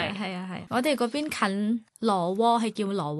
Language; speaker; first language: Cantonese; non-native, fluent; Thai